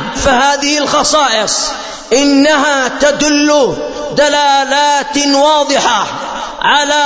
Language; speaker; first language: Arabic; native; Arabic